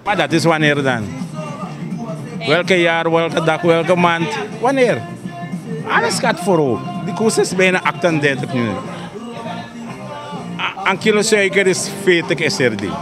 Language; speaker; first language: Dutch; non-native, local second language; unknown